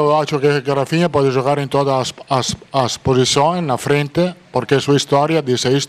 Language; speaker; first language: Portuguese; non-native, fluent; Italian